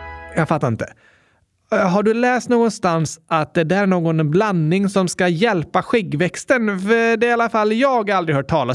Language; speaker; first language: Swedish; native; Swedish